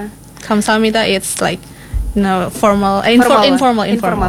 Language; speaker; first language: English; non-native, learner; Indonesian